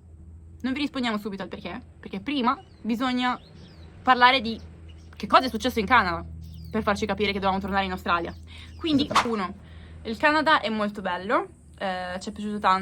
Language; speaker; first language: Italian; native; Italian